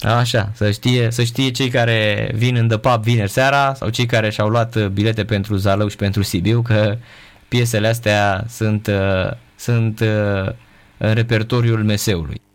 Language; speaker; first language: Romanian; native; Romanian